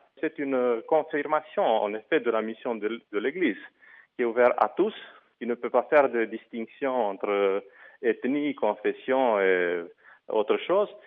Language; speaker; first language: French; non-native, fluent; Romanian